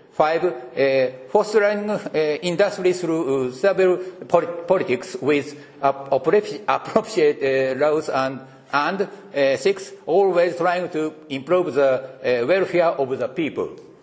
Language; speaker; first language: English; non-native, fluent; Japanese